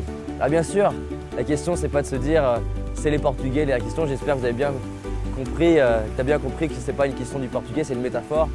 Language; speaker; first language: French; native; French